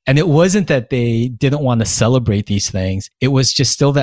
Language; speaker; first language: English; native; English